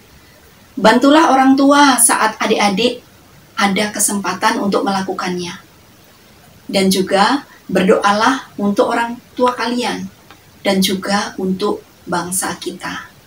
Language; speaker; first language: Indonesian; native; Indonesian